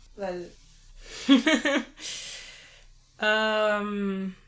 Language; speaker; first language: German; native; German